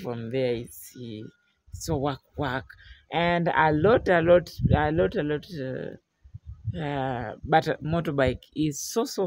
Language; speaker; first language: English; non-native, learner; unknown